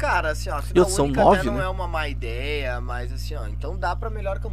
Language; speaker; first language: Portuguese; native; Portuguese